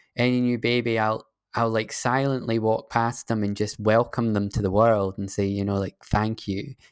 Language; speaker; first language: English; native; English